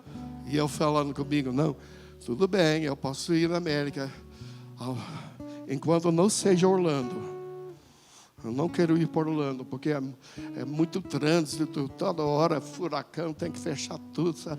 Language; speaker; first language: Portuguese; non-native, fluent; English